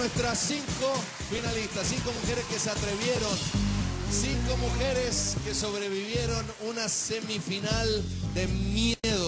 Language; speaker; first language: Spanish; native; Spanish